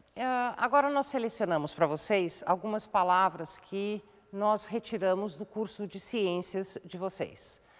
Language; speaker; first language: Portuguese; native; Portuguese